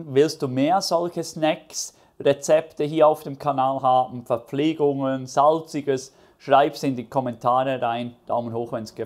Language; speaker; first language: German; native; German